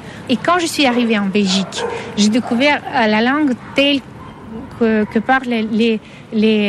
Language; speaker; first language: French; non-native, fluent; Russian